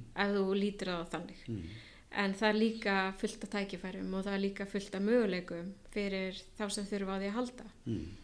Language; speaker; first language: Icelandic; native; Icelandic